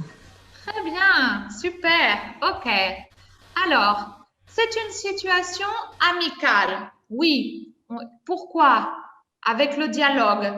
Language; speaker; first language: French; non-native, fluent; Spanish